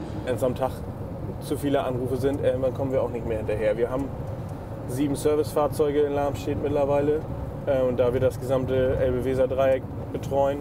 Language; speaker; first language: German; native; German